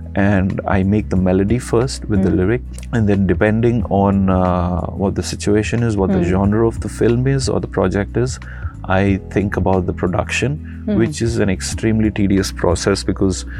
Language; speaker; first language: English; non-native, local second language; Gujarati